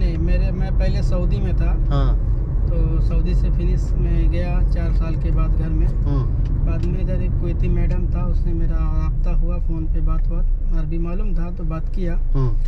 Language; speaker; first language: Hindi; native; Hindi